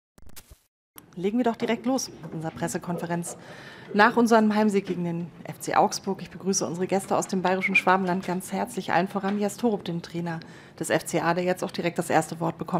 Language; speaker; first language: German; native; German